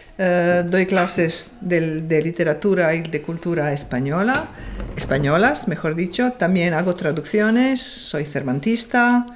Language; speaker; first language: Spanish; non-native, fluent; Serbian